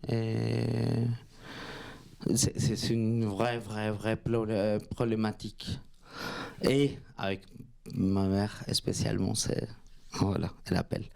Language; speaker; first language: French; non-native, fluent; Spanish